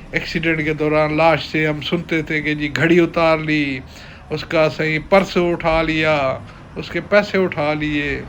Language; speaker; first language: Urdu; non-native, local second language; Sindhi